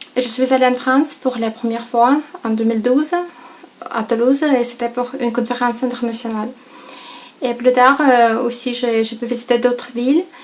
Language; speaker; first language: French; non-native, fluent; Russian